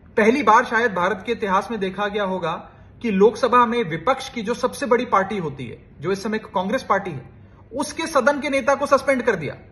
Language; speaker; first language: Hindi; native; Hindi